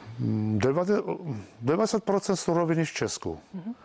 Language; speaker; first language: Czech; non-native, fluent; Armenian